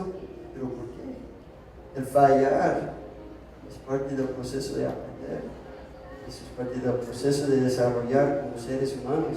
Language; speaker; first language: Spanish; non-native, fluent; English